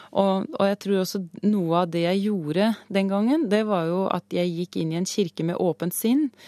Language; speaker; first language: Norwegian; native; Norwegian